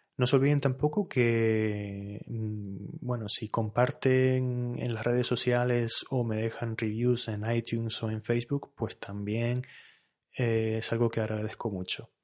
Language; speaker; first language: Spanish; native; Spanish